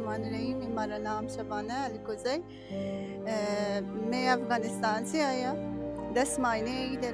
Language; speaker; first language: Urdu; non-native, learner; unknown